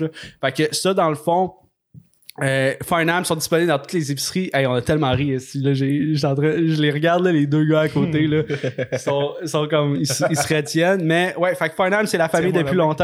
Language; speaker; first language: French; native; French